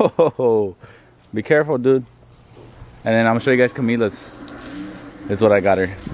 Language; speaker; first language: English; early bilingual, other home language; Spanish